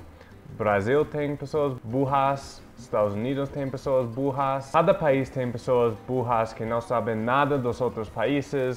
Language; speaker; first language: Portuguese; non-native, fluent; English